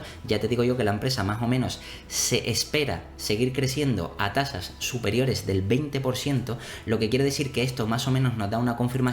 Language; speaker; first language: Spanish; native; Spanish